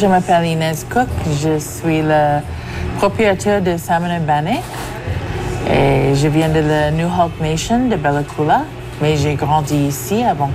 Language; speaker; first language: French; non-native, fluent; English